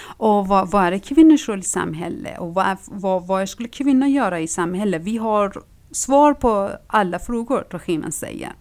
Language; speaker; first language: Swedish; non-native, fluent; Persian